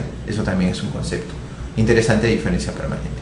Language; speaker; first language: Spanish; native; Spanish